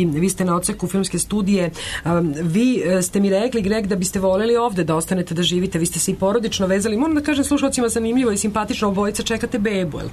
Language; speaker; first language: Serbian; native; Serbian